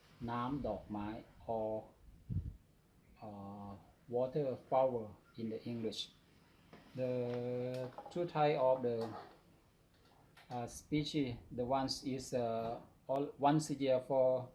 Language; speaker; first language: English; non-native, learner; Thai